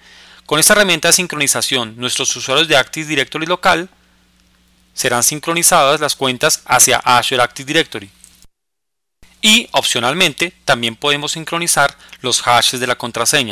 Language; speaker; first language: Spanish; native; Spanish